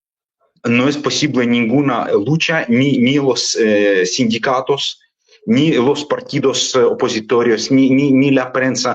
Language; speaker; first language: Spanish; non-native, fluent; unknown